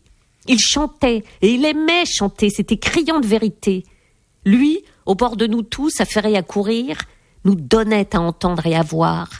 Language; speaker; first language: French; native; French